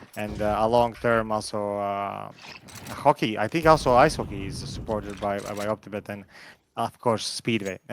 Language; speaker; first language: English; non-native, fluent; Latvian